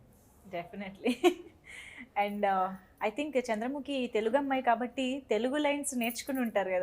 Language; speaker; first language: Telugu; native; Telugu